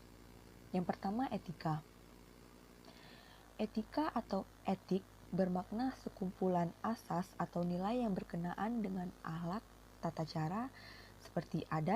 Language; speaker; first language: Indonesian; native; Indonesian